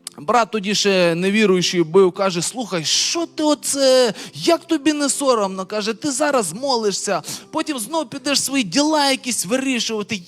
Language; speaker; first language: Ukrainian; non-native, local second language; Russian